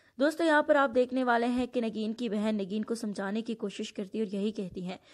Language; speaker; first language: Urdu; native; Urdu